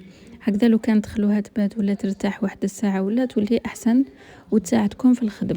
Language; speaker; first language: Arabic; native; Arabic